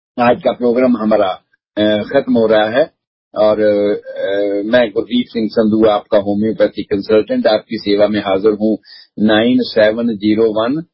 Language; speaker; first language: Hindi; non-native, local second language; Punjabi